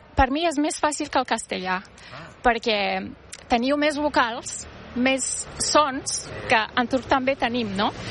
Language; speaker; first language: Catalan; non-native, fluent; Turkish